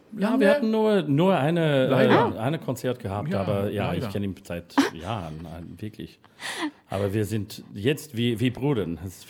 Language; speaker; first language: German; non-native, learner; English